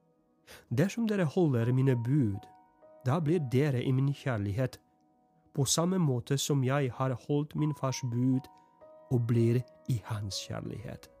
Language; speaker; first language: Norwegian; non-native, fluent; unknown